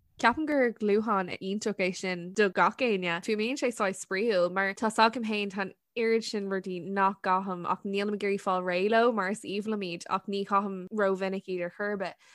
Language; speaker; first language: Irish; non-native, local second language; English